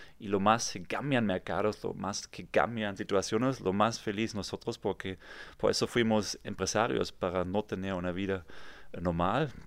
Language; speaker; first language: Spanish; non-native, fluent; German